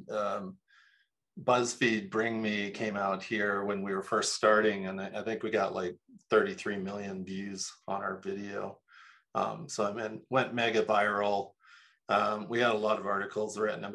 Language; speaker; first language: English; native; English